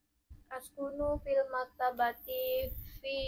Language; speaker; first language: Arabic; non-native, learner; Indonesian